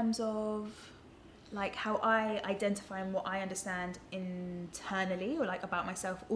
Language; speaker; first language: English; native; English